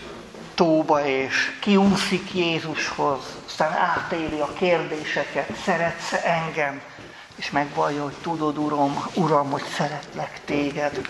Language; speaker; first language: Hungarian; native; Hungarian